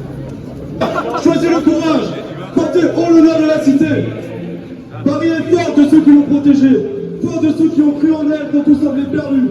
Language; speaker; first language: French; native; French